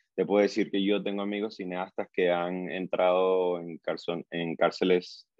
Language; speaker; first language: Spanish; native; Spanish